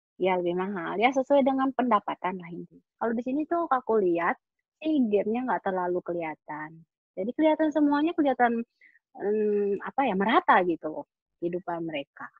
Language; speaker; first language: Indonesian; native; Indonesian